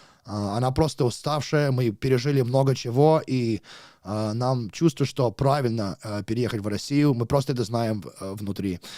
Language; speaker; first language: Russian; non-native, learner; English